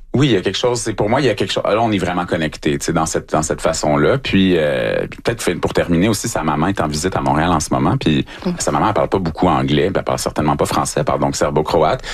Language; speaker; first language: French; native; French